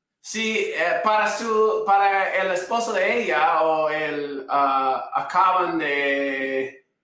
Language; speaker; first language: Spanish; non-native, fluent; English